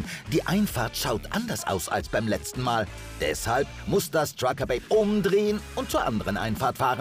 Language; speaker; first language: German; native; German